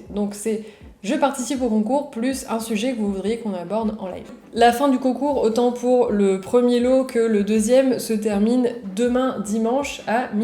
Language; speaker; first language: French; native; French